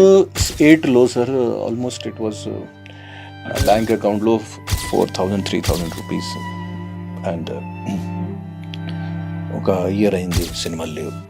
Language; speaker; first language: Telugu; non-native, fluent; Hindi